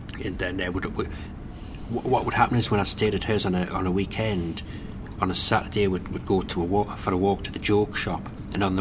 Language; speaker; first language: English; native; English